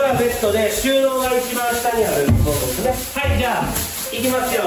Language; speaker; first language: Japanese; native; Japanese